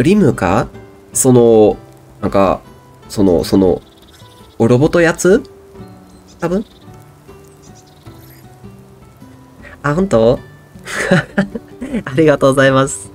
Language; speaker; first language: Japanese; non-native, learner; German